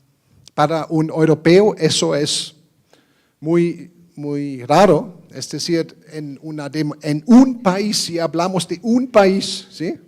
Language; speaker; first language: Spanish; non-native, fluent; German